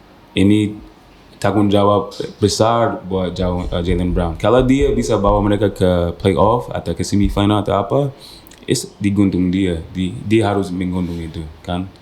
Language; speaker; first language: Indonesian; non-native, fluent; English